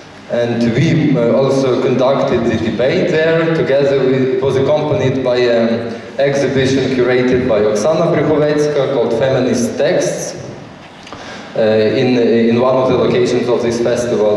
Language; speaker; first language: English; non-native, fluent; Ukrainian